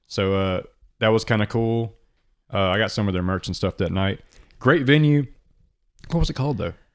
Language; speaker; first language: English; native; English